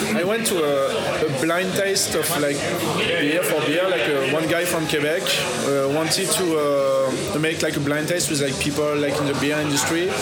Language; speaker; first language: English; non-native, fluent; French